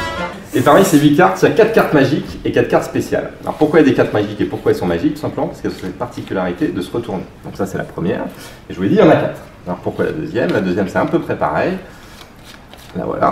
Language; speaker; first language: French; native; French